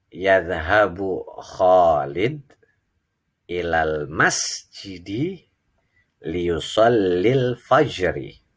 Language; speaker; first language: Arabic; non-native, fluent; Indonesian